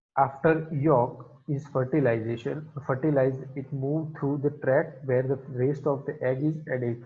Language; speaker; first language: English; non-native, local second language; Gujarati